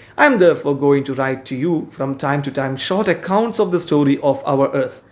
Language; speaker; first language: English; non-native, local second language; Malayalam